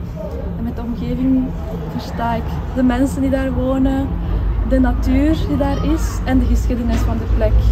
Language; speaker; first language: Dutch; non-native, fluent; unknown